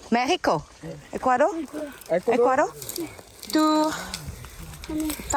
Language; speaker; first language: Spanish; non-native, learner; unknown